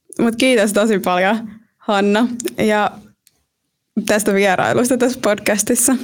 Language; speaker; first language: Finnish; native; Finnish